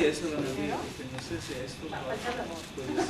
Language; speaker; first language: Spanish; non-native, learner; French